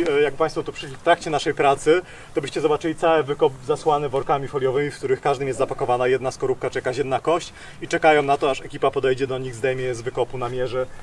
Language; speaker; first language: Polish; native; Polish